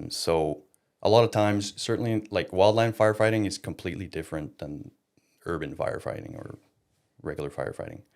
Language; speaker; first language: English; non-native, local second language; French